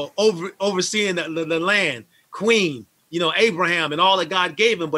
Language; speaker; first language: English; native; English